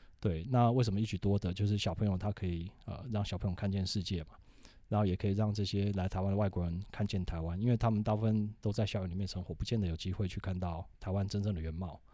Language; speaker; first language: Chinese; native; Chinese